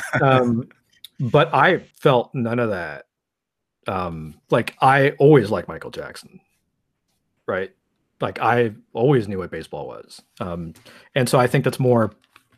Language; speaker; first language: English; early bilingual, other home language; Spanish